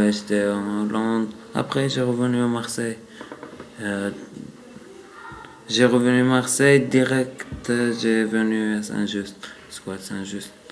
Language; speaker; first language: French; non-native, learner; Arabic